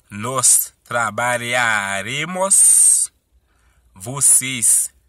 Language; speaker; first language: Portuguese; non-native, learner; Haitian Creole